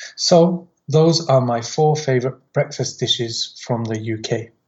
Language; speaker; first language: English; native; English